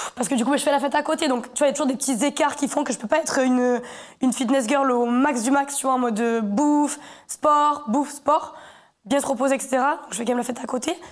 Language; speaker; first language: French; native; French